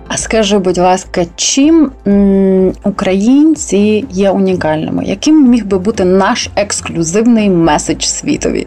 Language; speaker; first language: Ukrainian; native; Ukrainian